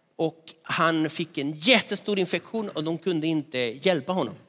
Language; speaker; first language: Swedish; non-native, fluent; Spanish